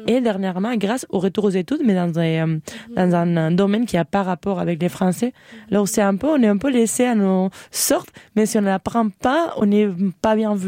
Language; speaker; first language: French; non-native, fluent; Spanish